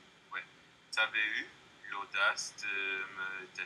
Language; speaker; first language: French; non-native, learner; English